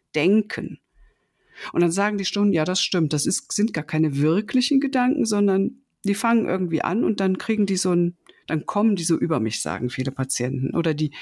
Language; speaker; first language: German; native; German